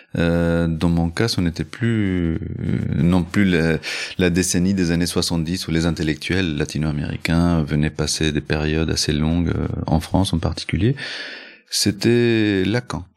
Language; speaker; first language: French; early bilingual, other home language; Spanish